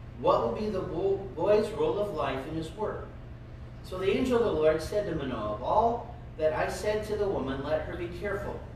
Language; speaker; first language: English; native; English